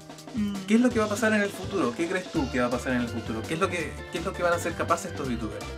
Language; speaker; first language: Spanish; native; Spanish